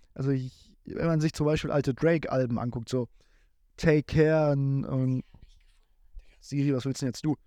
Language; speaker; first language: German; native; German